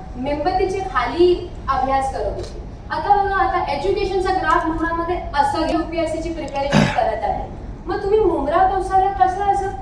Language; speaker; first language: Marathi; non-native, local second language; Urdu